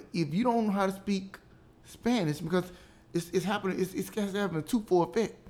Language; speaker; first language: English; native; English